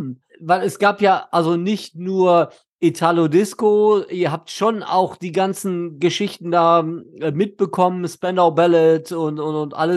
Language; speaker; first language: German; native; German